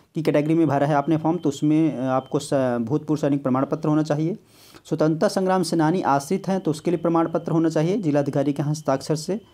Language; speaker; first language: Hindi; native; Hindi